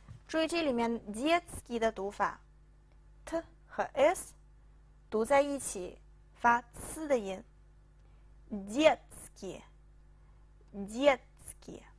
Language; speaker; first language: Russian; non-native, fluent; Chinese